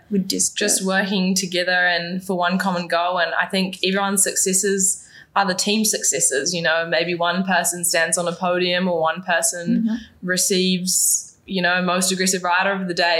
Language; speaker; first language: English; native; English